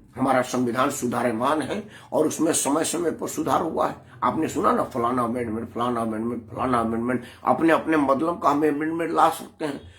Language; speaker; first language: Hindi; native; Hindi